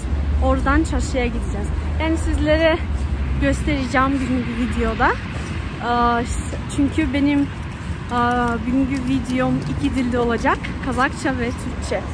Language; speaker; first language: Turkish; non-native, learner; Kazakh